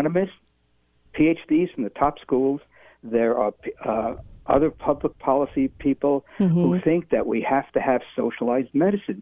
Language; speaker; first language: English; native; English